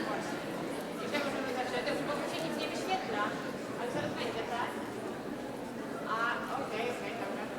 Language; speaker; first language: Polish; native; Polish